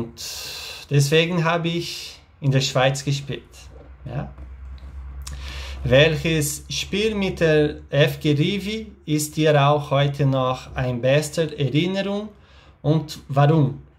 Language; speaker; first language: German; non-native, learner; Portuguese